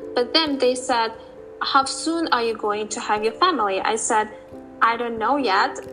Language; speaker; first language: English; non-native, fluent; Uzbek